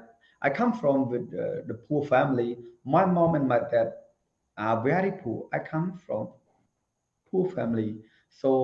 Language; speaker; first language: English; non-native, learner; Khmer